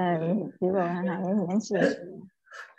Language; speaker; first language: Chinese; non-native, fluent; Vietnamese